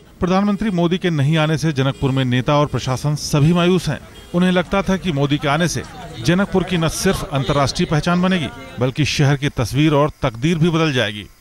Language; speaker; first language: Hindi; native; Hindi